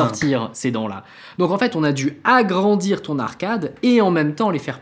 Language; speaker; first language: French; native; French